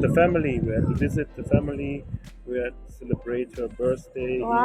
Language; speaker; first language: English; non-native, learner; German